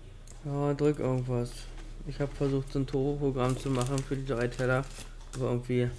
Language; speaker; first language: German; native; German